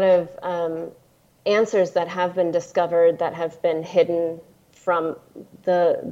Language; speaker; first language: English; native; English